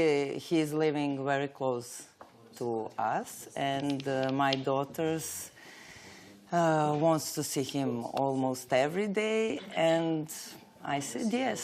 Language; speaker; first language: English; non-native, learner; Serbian